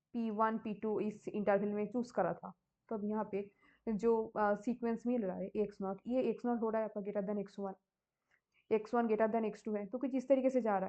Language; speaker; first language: Hindi; native; Hindi